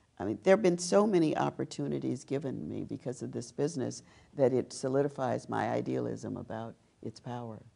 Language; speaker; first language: English; native; English